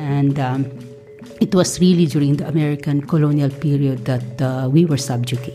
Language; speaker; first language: English; non-native, local second language; Maranao